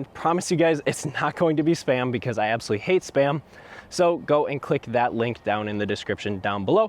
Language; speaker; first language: English; native; English